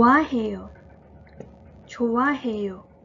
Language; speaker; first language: Korean; early bilingual, heritage; Korean